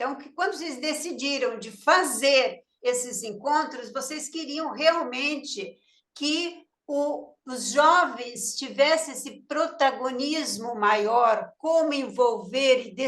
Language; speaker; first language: Portuguese; native; Portuguese